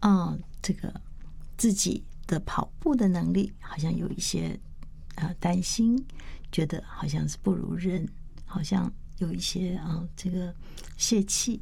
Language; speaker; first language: Chinese; native; Chinese